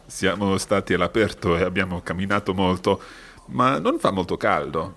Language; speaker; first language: Italian; non-native, fluent; English